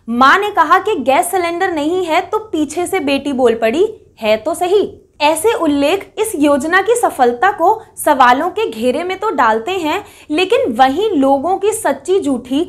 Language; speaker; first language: Hindi; native; Hindi